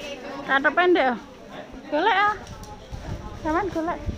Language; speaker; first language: Indonesian; non-native, local second language; Javanese